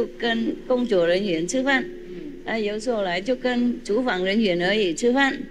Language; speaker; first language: Chinese; non-native, fluent; Vietnamese